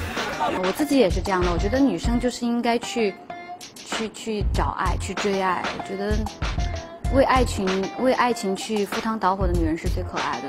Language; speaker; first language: Chinese; native; Chinese